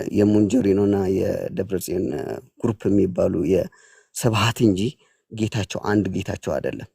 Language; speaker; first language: Amharic; non-native, local second language; Tigrinya